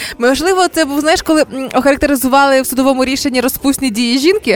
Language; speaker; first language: Ukrainian; native; Ukrainian